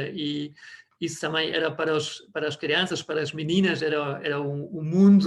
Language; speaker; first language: Portuguese; non-native, fluent; German